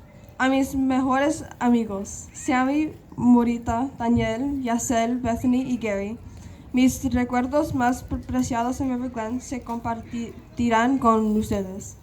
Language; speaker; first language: Spanish; non-native, local second language; English